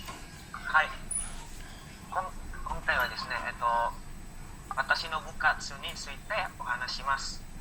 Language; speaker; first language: Japanese; non-native, learner; Indonesian